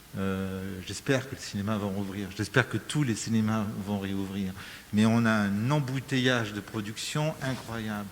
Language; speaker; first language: French; native; French